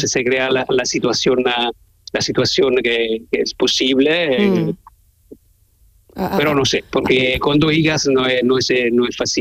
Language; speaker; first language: Spanish; non-native, learner; Italian